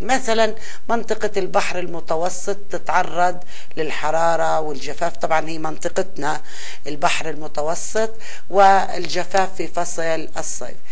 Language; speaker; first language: Arabic; native; Arabic